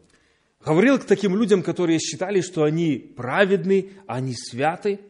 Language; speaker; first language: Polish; non-native, learner; Russian